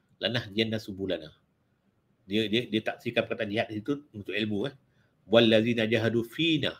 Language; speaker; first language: Malay; native; Malay